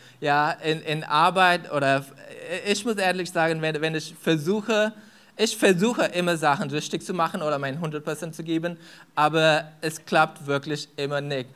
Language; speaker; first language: German; non-native, fluent; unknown